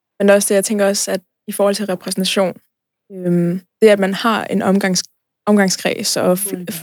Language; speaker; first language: Danish; early bilingual, other home language; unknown